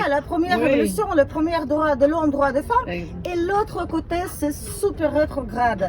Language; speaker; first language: French; non-native, fluent; Russian